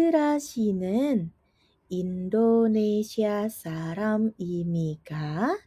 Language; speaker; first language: Korean; non-native, fluent; Indonesian